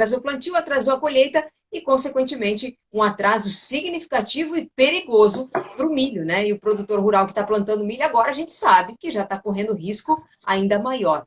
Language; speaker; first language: Portuguese; native; Portuguese